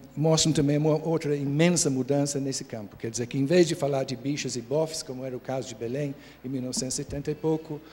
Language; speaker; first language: Portuguese; non-native, fluent; English